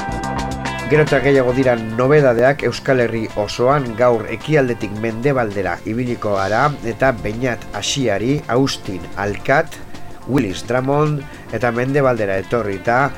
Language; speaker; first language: Basque; native; Basque